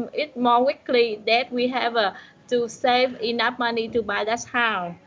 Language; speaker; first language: English; non-native, learner; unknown